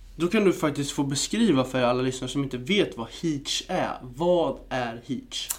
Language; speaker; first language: Swedish; native; Swedish